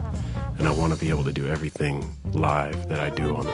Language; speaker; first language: English; native; English